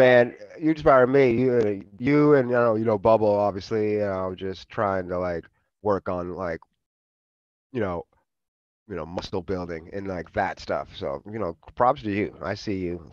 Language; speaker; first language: English; native; English